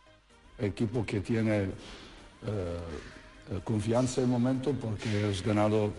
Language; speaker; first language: Spanish; non-native, fluent; Serbian